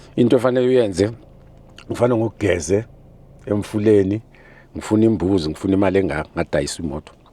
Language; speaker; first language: Zulu; native; Zulu